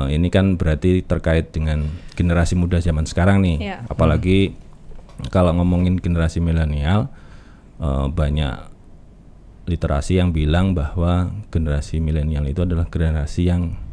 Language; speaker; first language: Indonesian; native; Indonesian